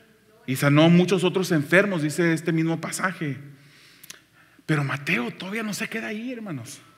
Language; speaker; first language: Spanish; native; Spanish